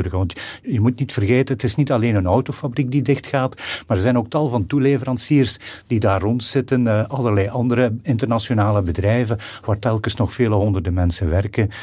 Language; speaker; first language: Dutch; native; Dutch